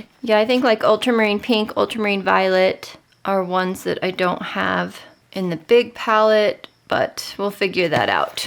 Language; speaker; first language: English; native; English